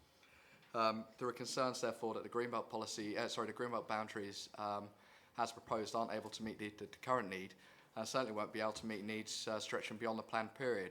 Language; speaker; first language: English; native; English